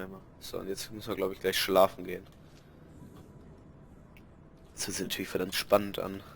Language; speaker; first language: German; native; German